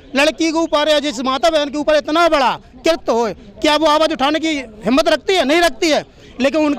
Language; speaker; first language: Hindi; native; Hindi